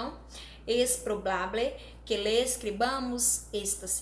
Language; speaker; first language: Spanish; non-native, learner; Portuguese